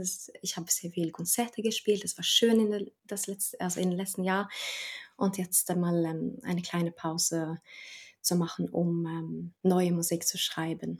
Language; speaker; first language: German; non-native, fluent; Norwegian